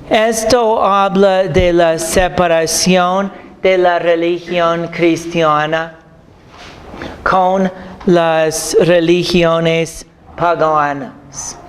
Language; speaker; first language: Spanish; non-native, fluent; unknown